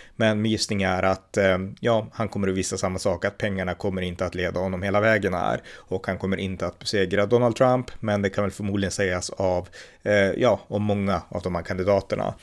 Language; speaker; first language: Swedish; native; Swedish